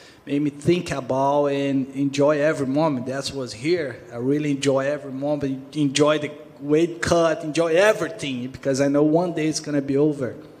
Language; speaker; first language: English; non-native, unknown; Portuguese